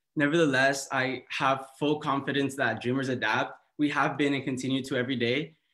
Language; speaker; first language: English; early bilingual, other home language; Spanish